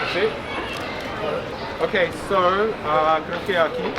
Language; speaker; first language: Spanish; non-native, learner; English